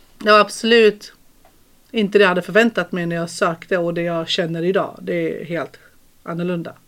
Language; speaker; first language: Swedish; early bilingual, other home language; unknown